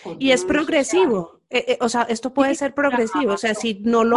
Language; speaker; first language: Spanish; native; Spanish